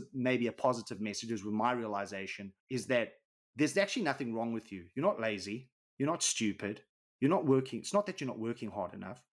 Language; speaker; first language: English; native; English